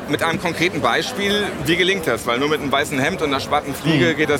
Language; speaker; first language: German; native; German